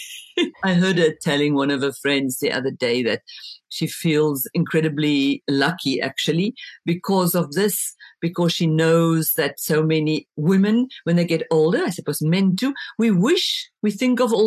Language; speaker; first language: English; non-native, local second language; Afrikaans